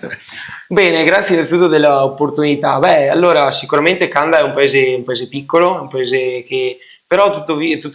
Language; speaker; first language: Italian; native; Italian